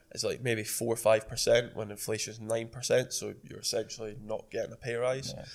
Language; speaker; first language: English; native; English